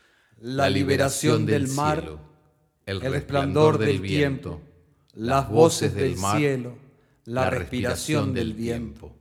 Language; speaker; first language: Spanish; native; Spanish